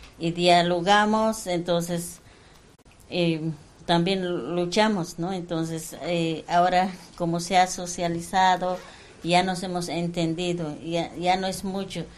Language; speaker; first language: Spanish; non-native, local second language; Aymara